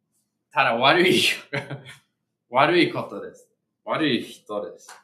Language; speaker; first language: Japanese; non-native, fluent; English